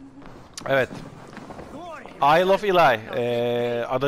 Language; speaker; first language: Turkish; native; Turkish